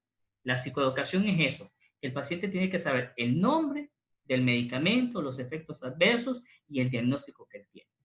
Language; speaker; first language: Spanish; native; Spanish